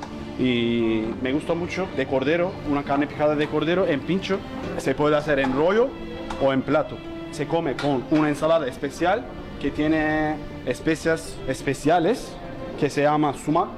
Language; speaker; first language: Spanish; non-native, learner; Turkish